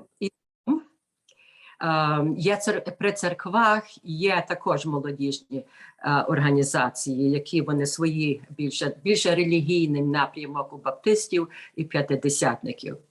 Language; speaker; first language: Ukrainian; early bilingual, heritage; Ukrainian